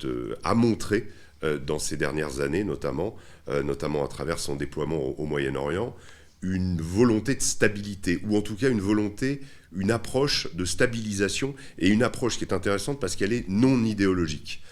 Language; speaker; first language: French; native; French